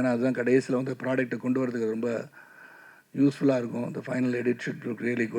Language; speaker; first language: Tamil; native; Tamil